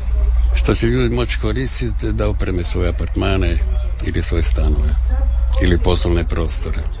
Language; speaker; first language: Serbian; native; Serbian